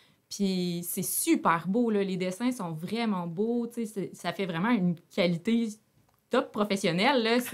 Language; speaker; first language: French; native; French